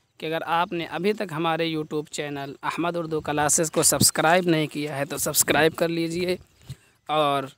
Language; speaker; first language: Urdu; native; Urdu